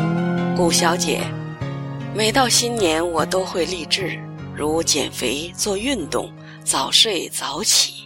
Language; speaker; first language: Chinese; native; Chinese